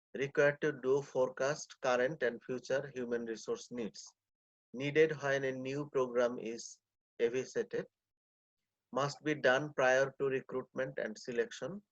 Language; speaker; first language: English; non-native, local second language; Bangla